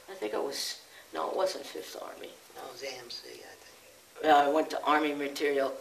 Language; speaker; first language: English; native; English